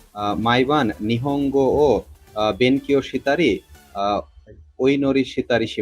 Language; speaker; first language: Japanese; non-native, learner; Bangla